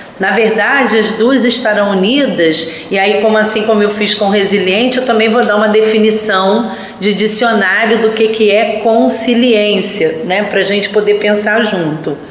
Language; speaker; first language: Portuguese; native; Portuguese